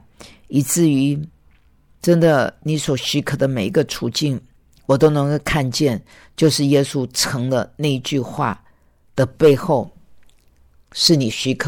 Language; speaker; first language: Chinese; native; Chinese